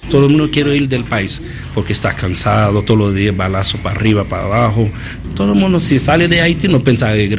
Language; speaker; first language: Spanish; non-native, learner; Haitian Creole